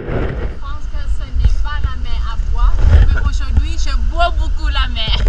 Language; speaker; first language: French; non-native, learner; Thai